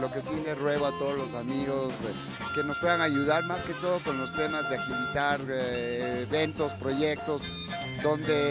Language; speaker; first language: Spanish; native; Spanish